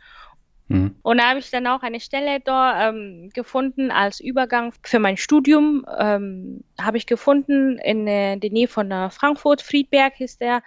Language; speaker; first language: German; non-native, fluent; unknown